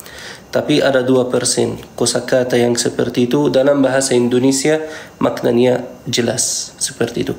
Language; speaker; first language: Indonesian; non-native, fluent; Arabic